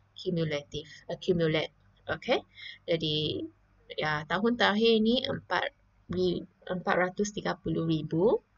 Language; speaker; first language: Malay; non-native, local second language; Chinese